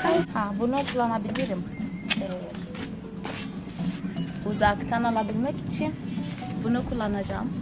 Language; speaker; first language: Turkish; non-native, fluent; Portuguese